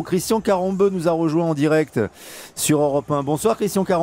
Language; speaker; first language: French; native; French